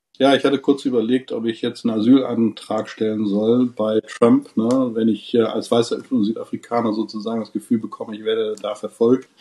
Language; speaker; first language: German; non-native, fluent; English